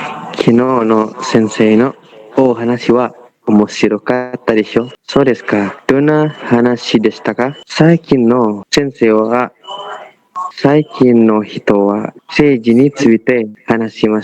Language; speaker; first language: Japanese; non-native, learner; Indonesian